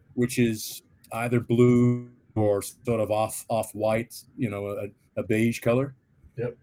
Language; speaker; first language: English; native; English